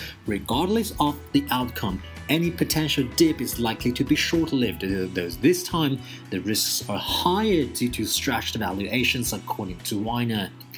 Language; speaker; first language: English; non-native, fluent; Chinese